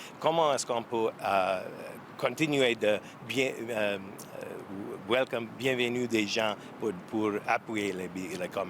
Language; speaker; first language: French; non-native, learner; English